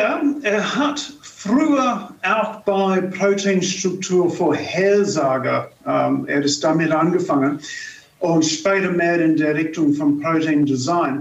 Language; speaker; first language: German; non-native, fluent; English